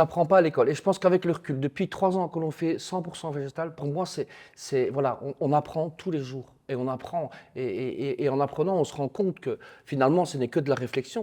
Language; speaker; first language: French; native; French